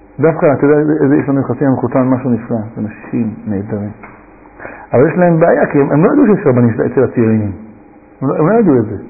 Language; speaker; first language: Hebrew; native; Hebrew